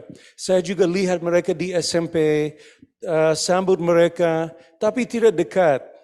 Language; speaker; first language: Indonesian; non-native, fluent; English